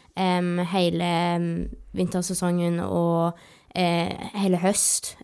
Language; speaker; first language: Norwegian; native; Norwegian